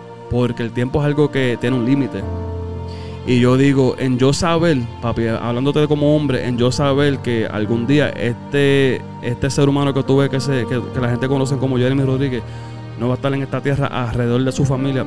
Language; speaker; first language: Spanish; early bilingual, heritage; Spanish